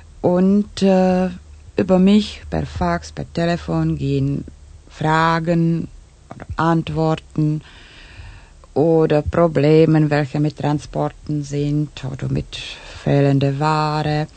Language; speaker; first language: German; non-native, fluent; Czech